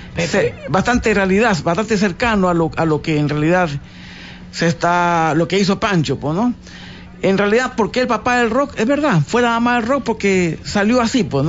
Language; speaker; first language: Spanish; native; Spanish